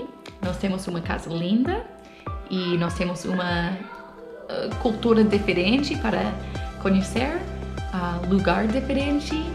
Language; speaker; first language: Portuguese; non-native, learner; English